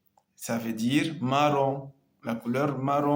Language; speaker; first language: French; non-native, local second language; Comorian